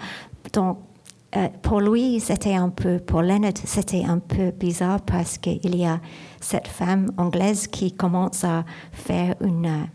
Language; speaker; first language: French; non-native, learner; English